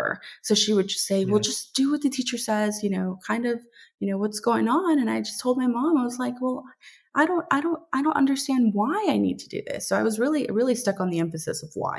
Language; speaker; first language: English; native; English